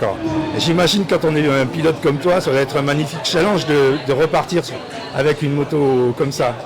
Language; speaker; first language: French; native; French